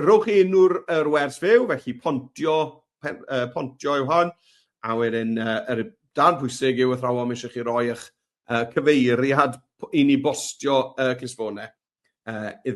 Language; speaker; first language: Welsh; native; Welsh